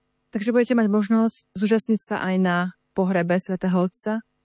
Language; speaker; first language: Slovak; native; Slovak